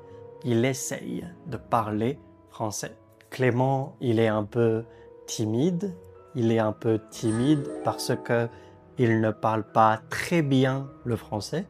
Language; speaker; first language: French; native; French